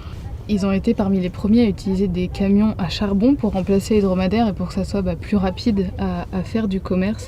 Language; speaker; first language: French; native; French